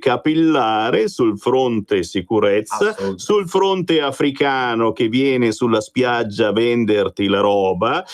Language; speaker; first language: Italian; native; Italian